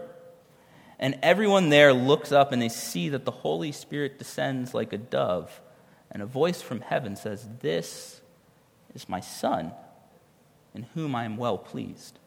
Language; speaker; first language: English; native; English